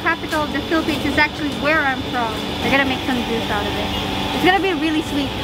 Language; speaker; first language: English; non-native, local second language; Hiligaynon